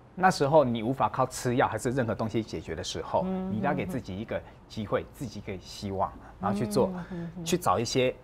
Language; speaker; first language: Chinese; native; Chinese